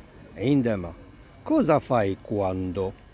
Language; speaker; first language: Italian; non-native, fluent; Arabic